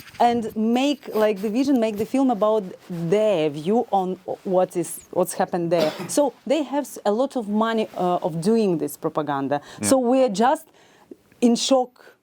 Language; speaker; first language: English; non-native, learner; Ukrainian